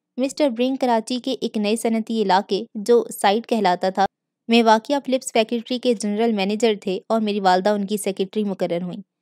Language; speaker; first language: Urdu; native; Urdu